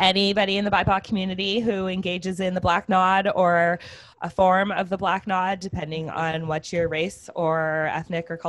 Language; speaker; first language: English; native; English